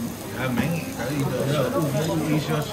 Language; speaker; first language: Chinese; native; Chinese